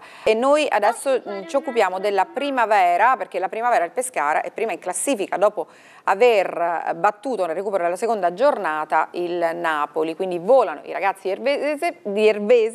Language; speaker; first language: Italian; native; Italian